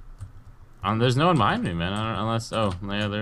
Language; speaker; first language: English; native; English